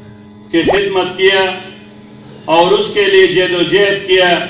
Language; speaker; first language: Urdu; non-native, local second language; Pashto